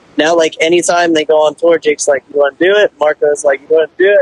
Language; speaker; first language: English; native; English